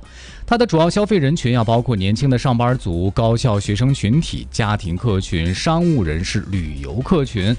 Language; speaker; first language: Chinese; native; Chinese